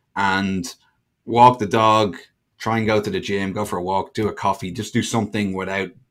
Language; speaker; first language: English; native; English